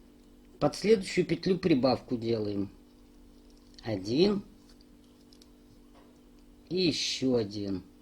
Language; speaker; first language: Russian; native; Russian